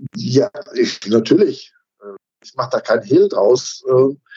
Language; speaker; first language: German; native; German